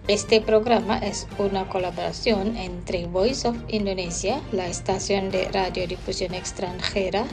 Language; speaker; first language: Spanish; non-native, fluent; Indonesian